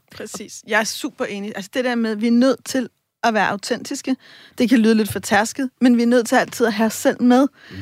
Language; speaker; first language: Danish; native; Danish